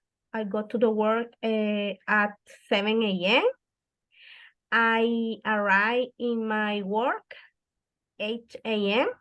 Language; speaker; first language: English; non-native, learner; Spanish